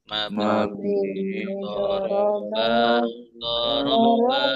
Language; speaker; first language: Arabic; non-native, fluent; Indonesian